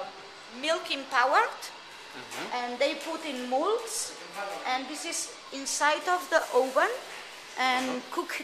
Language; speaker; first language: English; non-native, learner; Spanish